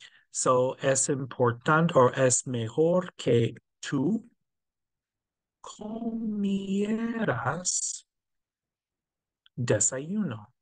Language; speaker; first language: Spanish; non-native, fluent; English